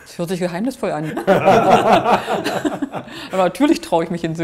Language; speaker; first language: German; native; German